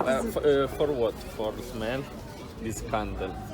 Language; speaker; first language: English; non-native, learner; Bulgarian